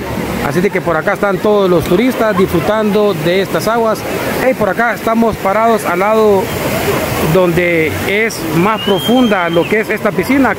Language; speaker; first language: Spanish; native; Spanish